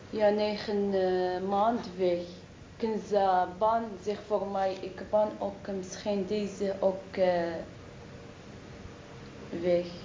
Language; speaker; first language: Dutch; non-native, learner; Arabic